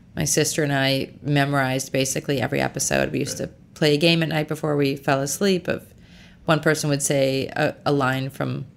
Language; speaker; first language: English; native; English